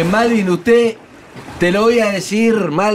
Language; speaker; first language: Spanish; native; Spanish